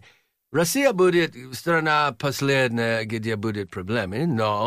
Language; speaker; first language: Russian; non-native, learner; English